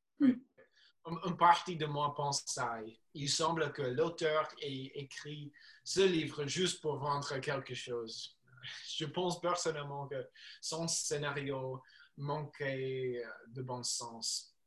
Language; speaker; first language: French; non-native, learner; English